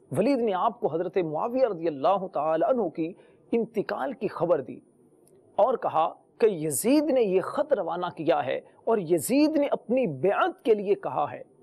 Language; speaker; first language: Urdu; native; Urdu